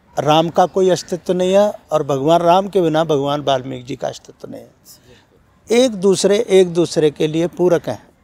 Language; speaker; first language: Hindi; native; Hindi